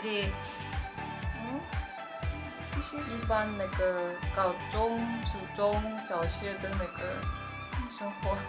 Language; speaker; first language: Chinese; non-native, learner; Russian